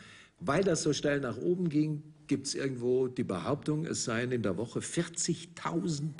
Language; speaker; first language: German; native; German